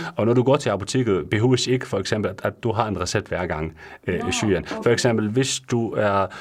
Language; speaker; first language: Danish; non-native, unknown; Arabic